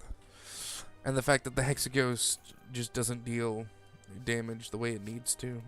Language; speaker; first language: English; native; English